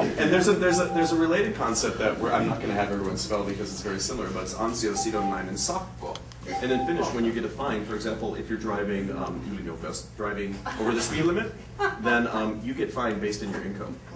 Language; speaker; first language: English; native; English